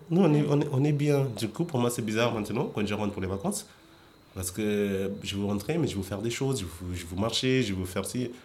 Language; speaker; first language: French; non-native, fluent; Portuguese